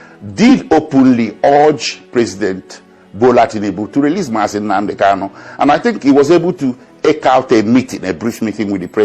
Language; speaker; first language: English; non-native, local second language; Igbo